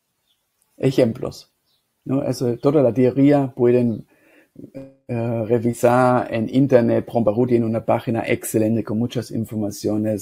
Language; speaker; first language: Spanish; non-native, fluent; German